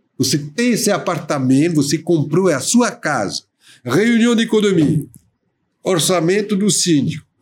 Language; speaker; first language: Portuguese; non-native, fluent; French